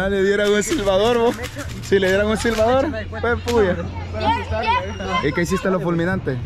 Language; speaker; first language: Spanish; native; Spanish